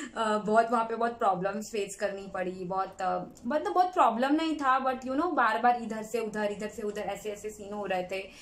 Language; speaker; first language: Hindi; native; Hindi